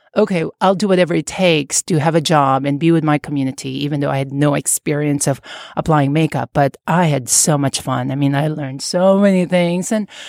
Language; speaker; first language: English; non-native, local second language; Filipino